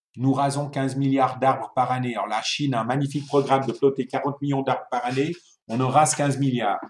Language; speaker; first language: French; early bilingual, other home language; Italian